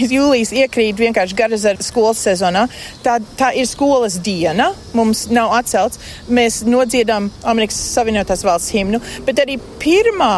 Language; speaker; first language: Latvian; native; Latvian